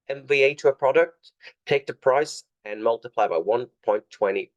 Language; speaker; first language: English; non-native, fluent; Norwegian